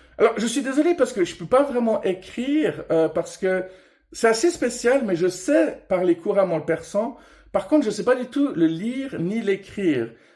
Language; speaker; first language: French; early bilingual, other home language; Persian